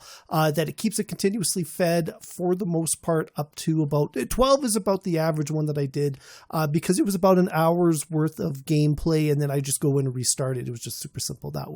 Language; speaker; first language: English; native; English